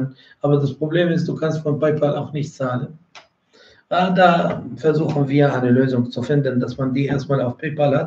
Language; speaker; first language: German; non-native, fluent; Arabic